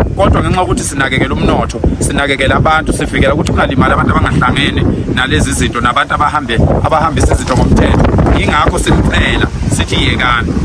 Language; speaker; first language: Zulu; native; Zulu